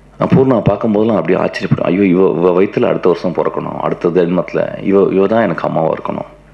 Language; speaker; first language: Tamil; non-native, local second language; Malayalam